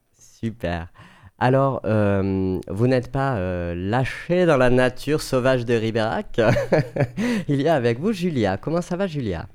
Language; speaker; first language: French; native; French